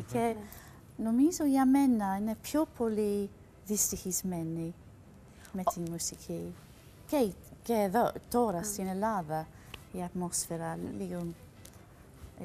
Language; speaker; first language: Greek; non-native, learner; English